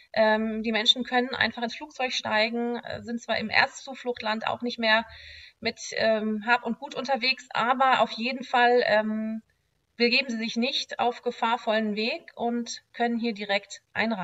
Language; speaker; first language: German; native; German